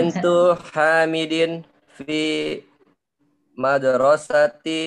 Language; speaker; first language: Arabic; non-native, learner; Indonesian